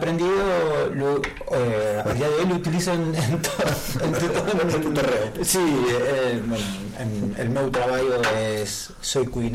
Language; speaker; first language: Catalan; non-native, learner; Spanish